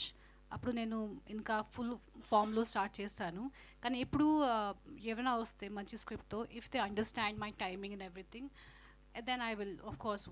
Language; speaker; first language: Telugu; non-native, fluent; Hindi